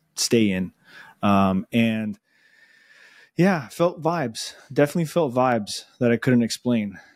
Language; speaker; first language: English; early bilingual, other home language; Spanish